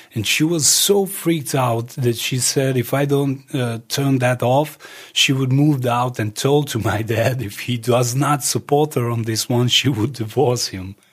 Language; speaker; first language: English; early bilingual, other home language; Croatian